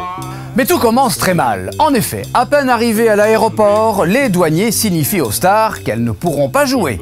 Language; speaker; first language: French; native; French